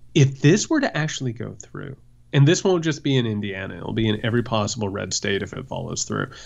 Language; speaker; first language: English; native; English